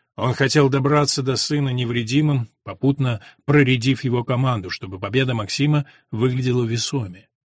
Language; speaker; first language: Russian; native; Russian